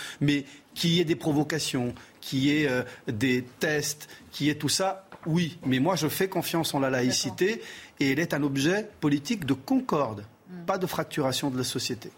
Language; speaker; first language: French; early bilingual, other home language; Portuguese